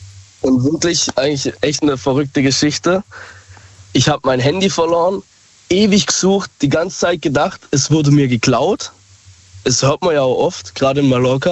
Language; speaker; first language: German; native; German